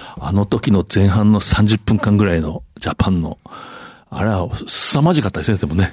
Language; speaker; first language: Japanese; native; Japanese